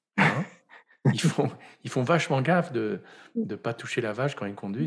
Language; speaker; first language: French; native; French